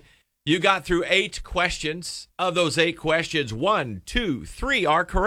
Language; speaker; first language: English; native; English